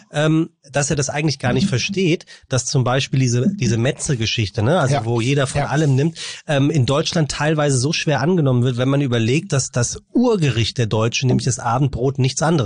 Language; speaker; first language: German; native; German